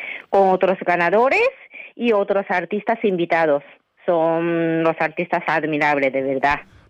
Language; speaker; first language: Spanish; non-native, fluent; Japanese